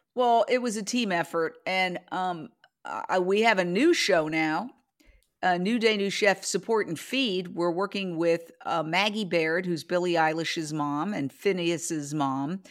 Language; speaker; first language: English; native; English